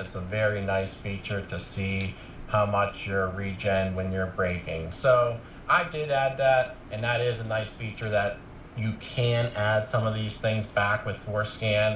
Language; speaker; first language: English; native; English